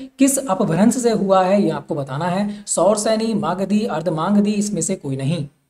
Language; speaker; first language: Hindi; native; Hindi